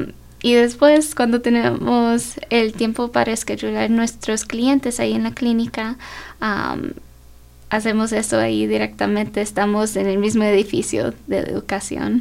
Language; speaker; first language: Spanish; early bilingual, heritage; Spanish